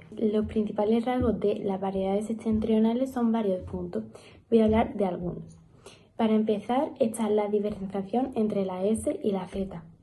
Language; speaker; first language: Spanish; native; Spanish